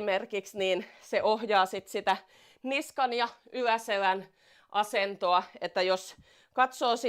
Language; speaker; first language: Finnish; native; Finnish